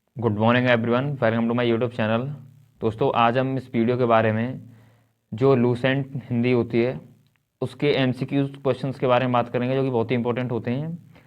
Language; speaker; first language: Hindi; native; Hindi